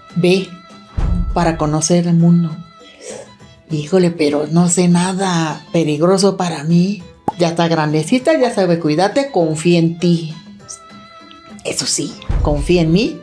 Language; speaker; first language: Spanish; non-native, learner; Thai